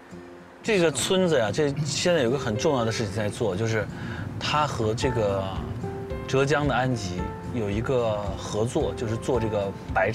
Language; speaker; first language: Chinese; native; Chinese